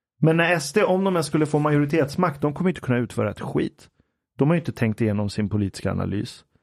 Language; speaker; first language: Swedish; early bilingual, other home language; Persian